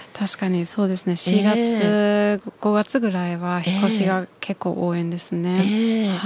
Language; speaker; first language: Japanese; non-native, fluent; German